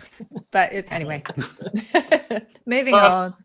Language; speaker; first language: English; native; English